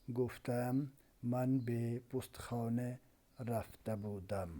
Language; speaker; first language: Persian; non-native, fluent; Urdu